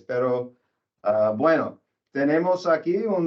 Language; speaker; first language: Spanish; non-native, learner; English